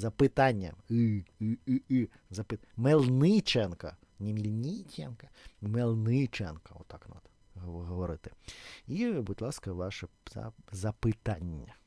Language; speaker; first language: Ukrainian; non-native, fluent; Russian